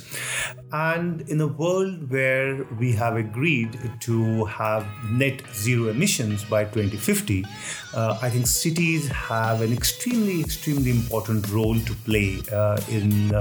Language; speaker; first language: English; non-native, local second language; Hindi